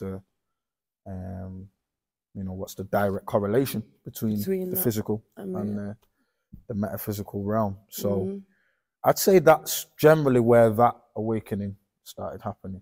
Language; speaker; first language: English; native; English